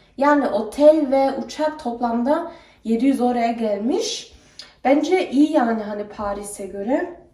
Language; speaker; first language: Turkish; early bilingual, heritage; Turkish